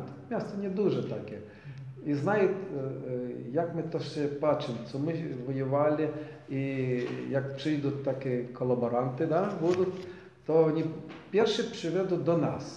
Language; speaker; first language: Polish; non-native, learner; Ukrainian